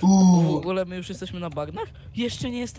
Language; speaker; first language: Polish; native; Polish